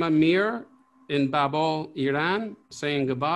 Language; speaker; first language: English; native; English